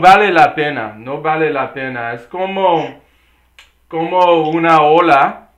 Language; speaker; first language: Spanish; non-native, learner; English